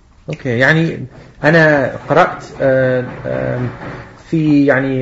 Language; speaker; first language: Arabic; non-native, fluent; Dutch